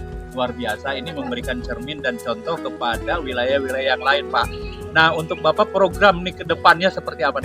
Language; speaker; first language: Indonesian; native; Indonesian